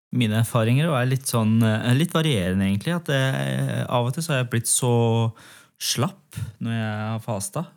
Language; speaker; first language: Norwegian; early bilingual, other home language; Persian